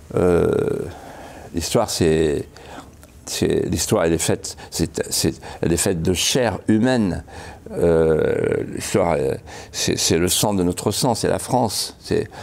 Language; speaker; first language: French; native; French